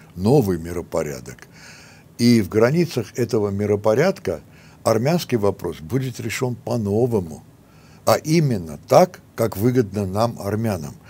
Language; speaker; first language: Russian; non-native, local second language; Armenian